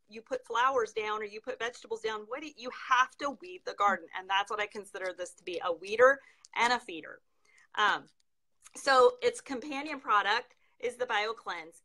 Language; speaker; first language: English; native; English